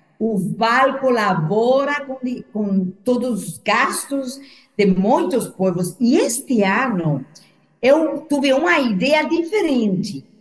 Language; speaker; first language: Portuguese; non-native, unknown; Spanish